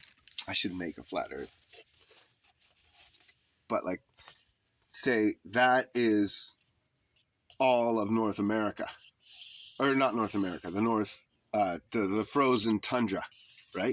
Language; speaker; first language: English; native; English